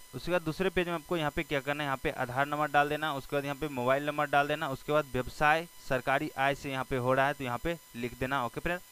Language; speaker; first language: Hindi; native; Hindi